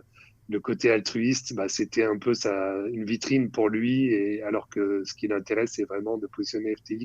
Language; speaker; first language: French; native; French